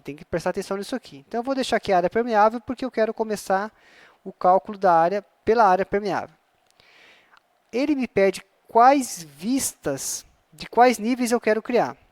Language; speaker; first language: Portuguese; native; Portuguese